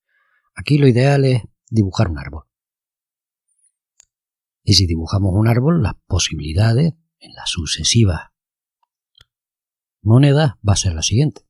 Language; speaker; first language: Spanish; native; Spanish